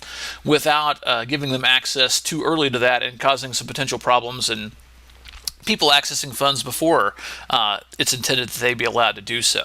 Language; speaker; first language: English; native; English